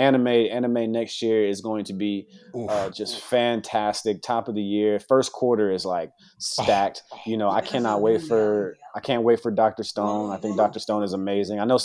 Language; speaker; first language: English; native; English